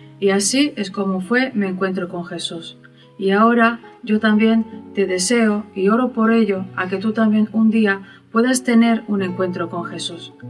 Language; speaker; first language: Spanish; non-native, fluent; Bulgarian